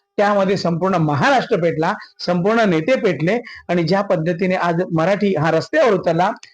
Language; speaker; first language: Marathi; native; Marathi